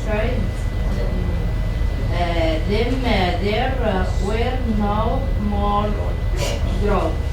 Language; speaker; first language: English; non-native, learner; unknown